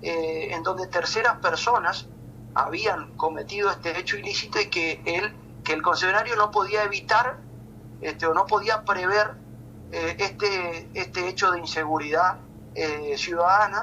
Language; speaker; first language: Spanish; native; Spanish